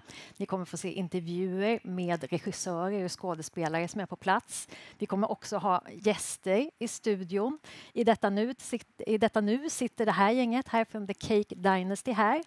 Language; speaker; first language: Swedish; native; Swedish